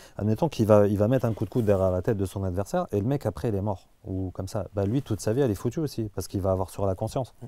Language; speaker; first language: French; native; French